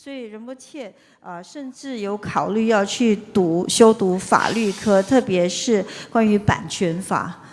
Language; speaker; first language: Chinese; native; Chinese